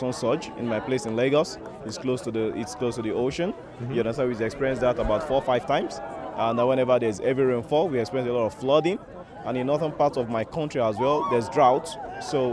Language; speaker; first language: English; non-native, local second language; Yoruba